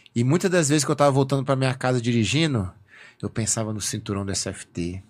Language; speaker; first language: Portuguese; native; Portuguese